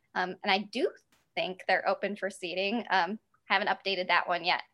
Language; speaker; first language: English; native; English